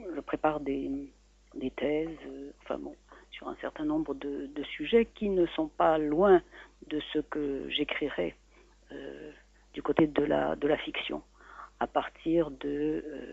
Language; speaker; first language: French; native; French